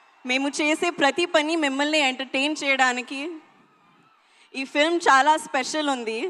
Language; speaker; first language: Telugu; non-native, learner; Hindi